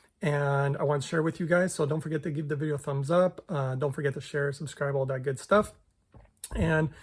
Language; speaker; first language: English; native; English